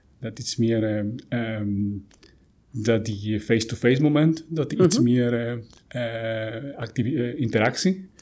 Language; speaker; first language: Dutch; non-native, fluent; Spanish